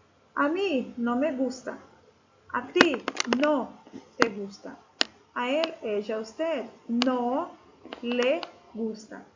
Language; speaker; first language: Spanish; non-native, fluent; Portuguese